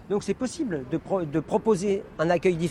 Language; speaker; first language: French; native; French